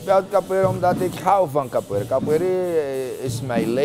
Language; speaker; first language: Dutch; non-native, fluent; Portuguese